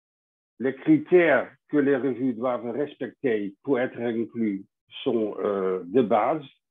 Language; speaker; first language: French; non-native, fluent; Dutch